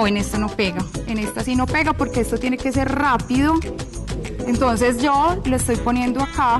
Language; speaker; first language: Spanish; native; Spanish